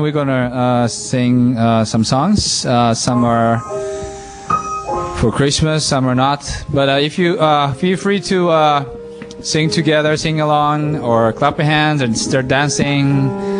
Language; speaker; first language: English; non-native, fluent; Japanese